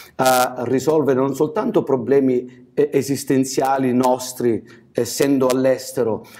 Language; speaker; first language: Italian; native; Italian